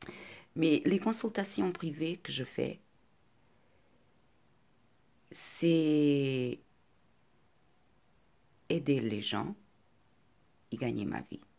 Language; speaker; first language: French; non-native, fluent; Portuguese